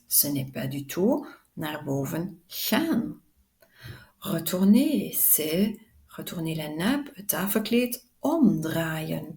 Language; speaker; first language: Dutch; non-native, local second language; French